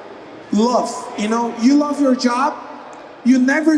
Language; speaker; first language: English; non-native, learner; Portuguese